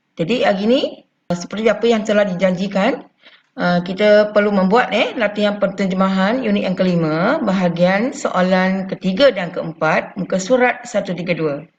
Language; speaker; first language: Malay; non-native, local second language; Chinese